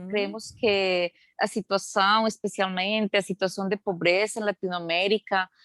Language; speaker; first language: Portuguese; non-native, learner; Spanish